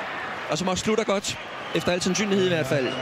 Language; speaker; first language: Danish; native; Danish